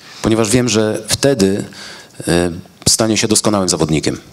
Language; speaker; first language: Polish; native; Polish